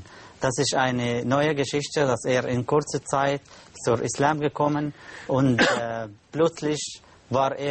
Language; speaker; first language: German; non-native, learner; Arabic